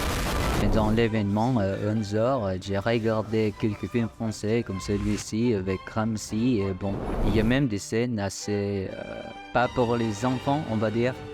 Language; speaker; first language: French; non-native, learner; Filipino